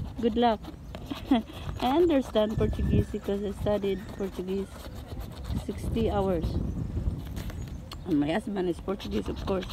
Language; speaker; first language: English; non-native, local second language; Filipino